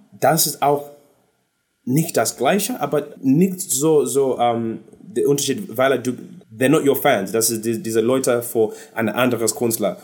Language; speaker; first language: German; non-native, learner; English